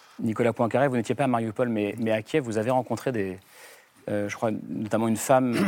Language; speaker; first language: French; native; French